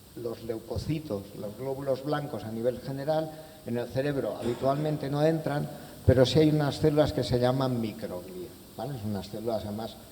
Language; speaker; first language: Spanish; non-native, local second language; Catalan